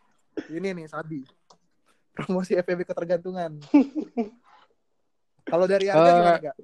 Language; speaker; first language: Indonesian; native; Indonesian